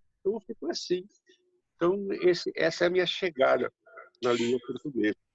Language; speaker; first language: Portuguese; early bilingual, other home language; Hungarian